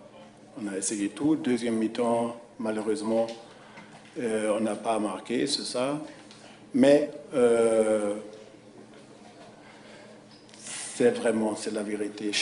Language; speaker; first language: French; non-native, fluent; German